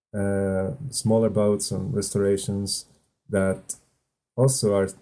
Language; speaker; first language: English; non-native, fluent; Italian